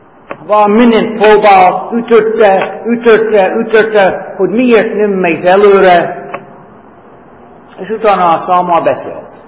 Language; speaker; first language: Hungarian; non-native, fluent; English